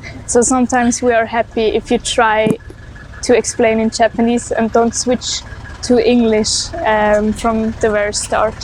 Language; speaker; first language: English; non-native, fluent; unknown